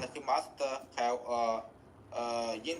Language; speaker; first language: English; non-native, learner; Chinese